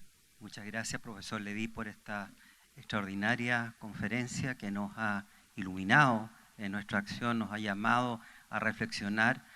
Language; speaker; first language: Spanish; native; Spanish